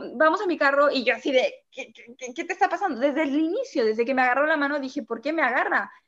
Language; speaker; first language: Spanish; native; Spanish